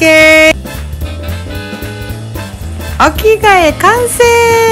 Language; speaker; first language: Japanese; native; Japanese